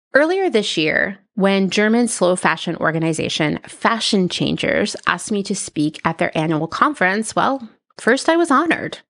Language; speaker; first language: English; native; English